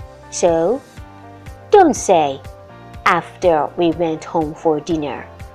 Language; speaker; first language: English; non-native, fluent; Persian